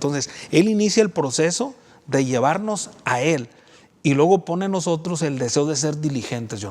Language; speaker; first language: Spanish; native; Spanish